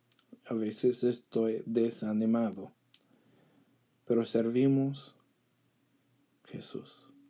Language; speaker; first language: Spanish; non-native, fluent; English